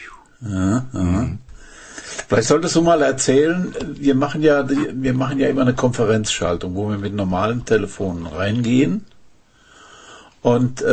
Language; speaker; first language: German; native; German